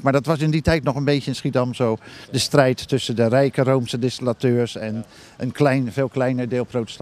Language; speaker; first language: Dutch; native; Dutch